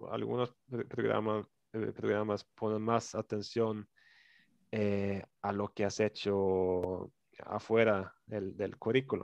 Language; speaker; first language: Spanish; non-native, fluent; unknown